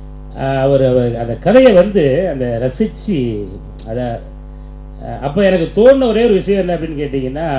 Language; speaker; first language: Tamil; native; Tamil